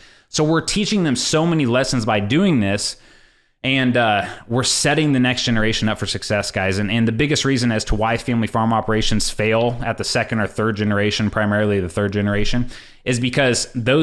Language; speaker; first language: English; native; English